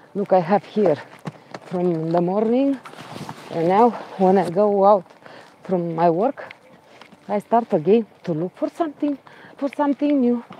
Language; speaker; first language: English; non-native, learner; Romanian